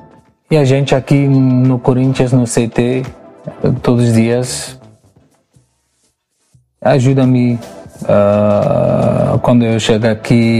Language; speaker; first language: Portuguese; non-native, learner; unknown